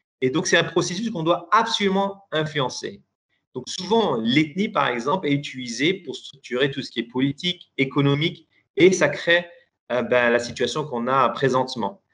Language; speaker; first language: French; non-native, local second language; Persian